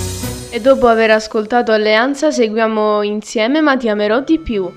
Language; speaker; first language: Italian; native; Italian